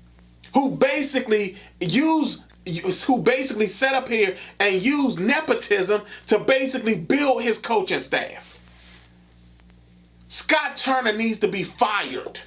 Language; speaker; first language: English; native; English